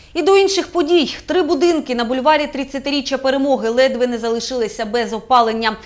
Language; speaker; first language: Ukrainian; native; Ukrainian